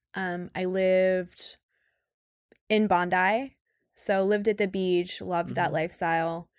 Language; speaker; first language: English; native; English